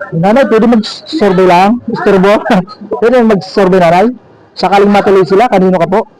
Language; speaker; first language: Filipino; non-native, local second language; Bikol